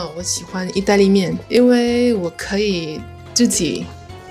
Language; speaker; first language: Chinese; non-native, learner; English